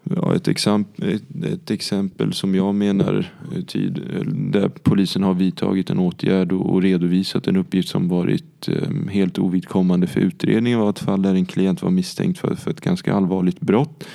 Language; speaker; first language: Swedish; early bilingual, other home language; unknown